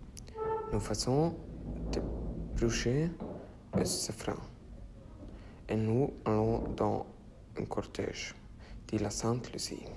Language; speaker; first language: French; non-native, learner; Norwegian